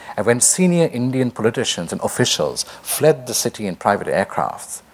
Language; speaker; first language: English; non-native, local second language; Bangla